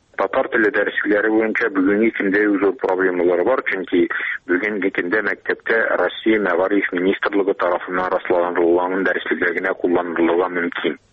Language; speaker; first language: Tatar; native; Tatar